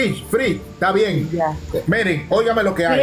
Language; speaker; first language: Spanish; native; Spanish